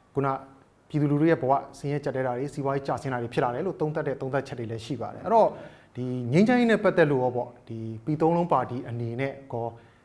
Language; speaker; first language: Burmese; native; Burmese